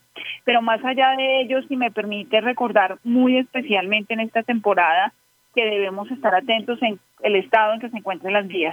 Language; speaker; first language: Spanish; native; Spanish